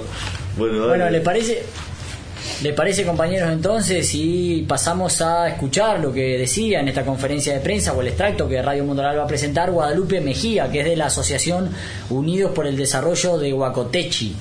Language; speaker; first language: Spanish; native; Spanish